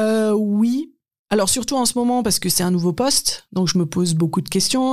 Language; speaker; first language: French; native; French